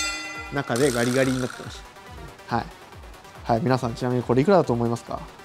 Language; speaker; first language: Japanese; native; Japanese